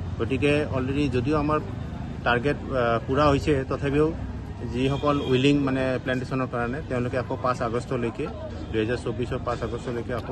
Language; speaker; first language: Assamese; non-native, local second language; Bangla